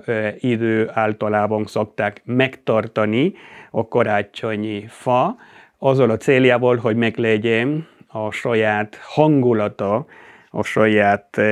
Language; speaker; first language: Hungarian; non-native, fluent; Spanish